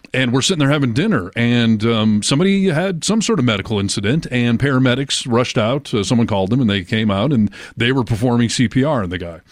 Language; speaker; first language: English; native; English